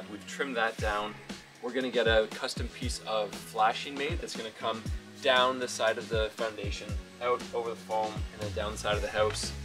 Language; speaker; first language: English; native; English